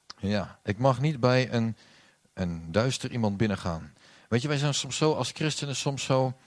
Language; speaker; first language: Dutch; native; Dutch